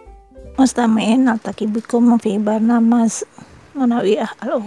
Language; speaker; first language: Arabic; non-native, fluent; Indonesian